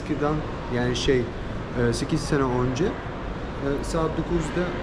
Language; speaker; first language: Turkish; non-native, learner; Arabic